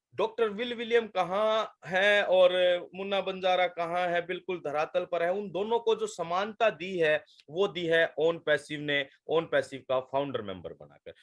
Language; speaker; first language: Hindi; native; Hindi